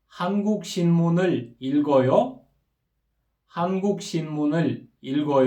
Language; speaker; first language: Korean; non-native, fluent; Kyrgyz